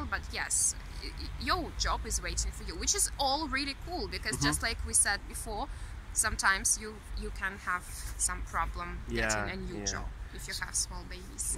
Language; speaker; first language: English; non-native, fluent; Russian